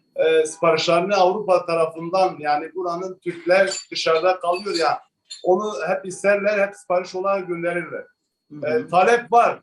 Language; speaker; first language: Turkish; native; Turkish